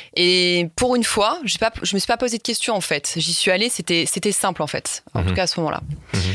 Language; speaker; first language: French; native; French